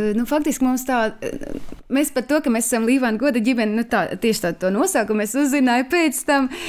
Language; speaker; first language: Latvian; native; Latvian